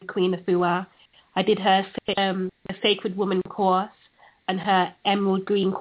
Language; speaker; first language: English; native; English